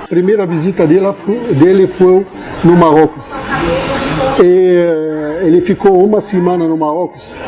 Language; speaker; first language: Portuguese; non-native, fluent; Arabic